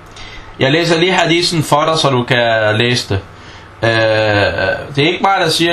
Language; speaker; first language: Danish; non-native, fluent; Arabic